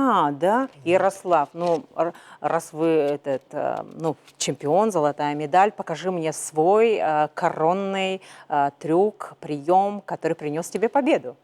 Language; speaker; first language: Russian; native; Russian